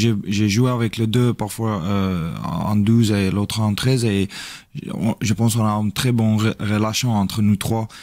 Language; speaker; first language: French; non-native, learner; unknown